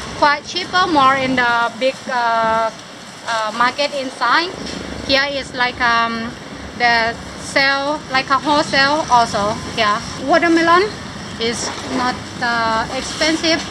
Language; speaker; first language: English; non-native, local second language; Thai